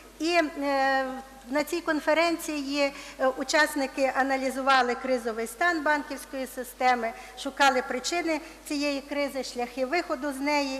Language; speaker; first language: Ukrainian; native; Ukrainian